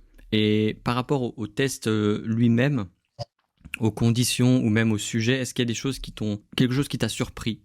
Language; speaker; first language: French; native; French